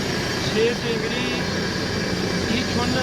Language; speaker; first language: Korean; non-native, learner; Urdu